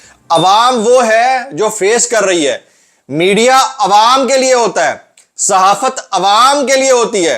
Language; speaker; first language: Urdu; native; Urdu